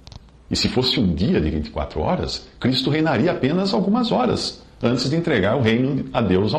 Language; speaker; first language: Portuguese; native; Portuguese